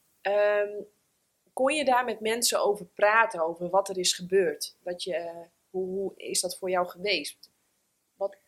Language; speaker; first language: Dutch; native; Dutch